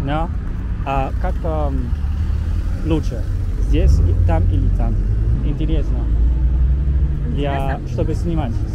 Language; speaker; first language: Russian; non-native, learner; French